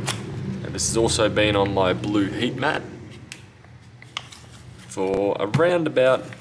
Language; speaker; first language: English; native; English